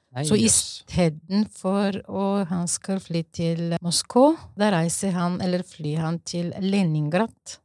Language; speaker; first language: Norwegian; non-native, fluent; Bulgarian